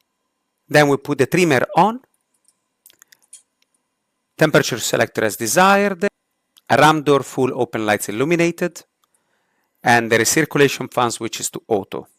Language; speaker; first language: English; non-native, fluent; Italian